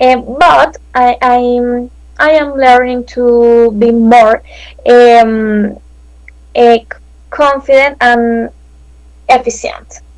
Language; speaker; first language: English; non-native, learner; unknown